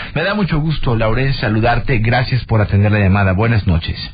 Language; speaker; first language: Spanish; native; Spanish